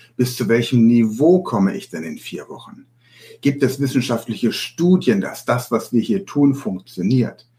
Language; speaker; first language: German; native; German